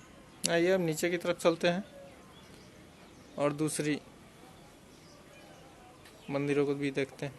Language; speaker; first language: Hindi; native; Hindi